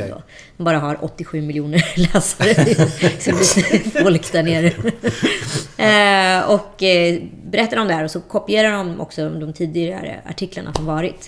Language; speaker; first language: Swedish; native; Swedish